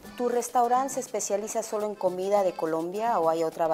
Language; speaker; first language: Spanish; native; Spanish